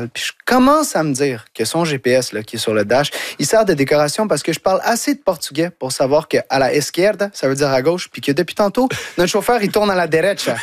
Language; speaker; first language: French; native; French